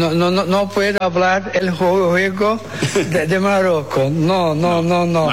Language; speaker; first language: Spanish; non-native, learner; Portuguese